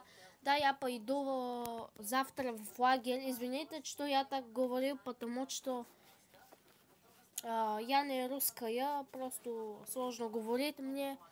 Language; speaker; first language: Russian; non-native, learner; Bulgarian